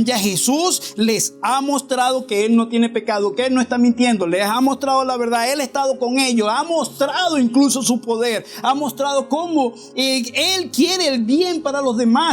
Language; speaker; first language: Spanish; native; Spanish